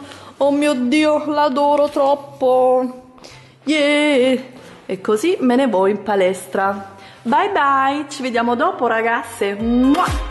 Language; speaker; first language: Italian; native; Italian